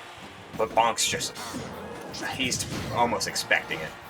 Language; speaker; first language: English; native; English